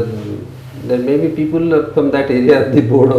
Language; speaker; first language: English; non-native, local second language; Odia